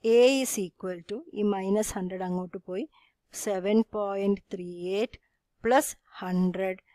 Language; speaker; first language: English; non-native, local second language; Malayalam